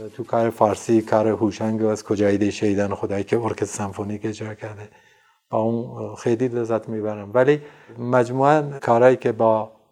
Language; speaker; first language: Persian; non-native, local second language; Central Kurdish